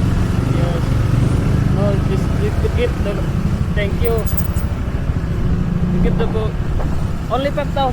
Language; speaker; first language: English; non-native, learner; Indonesian